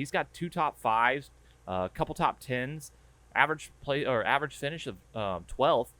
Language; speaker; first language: English; native; English